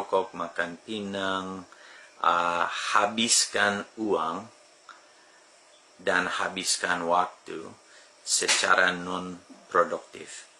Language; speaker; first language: Indonesian; non-native, fluent; English